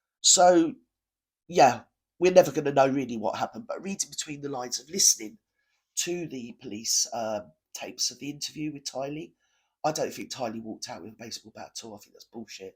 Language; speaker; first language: English; native; English